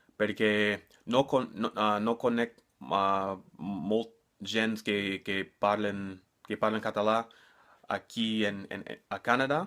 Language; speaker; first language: Catalan; non-native, learner; English